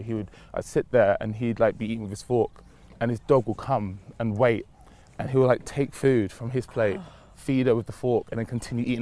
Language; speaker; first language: English; native; English